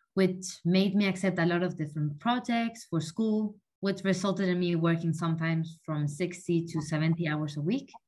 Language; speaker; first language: English; non-native, fluent; Spanish